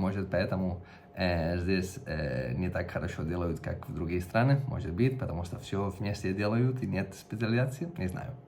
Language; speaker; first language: Russian; non-native, fluent; Catalan